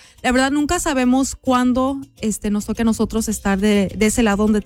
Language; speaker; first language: Spanish; early bilingual, heritage; Spanish